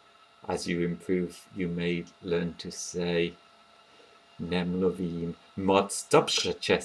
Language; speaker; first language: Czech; non-native, learner; English